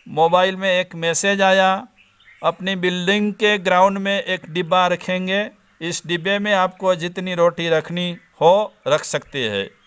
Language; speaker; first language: Hindi; non-native, local second language; Gujarati